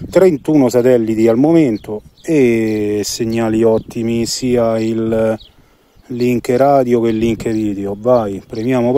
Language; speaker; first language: Italian; native; Italian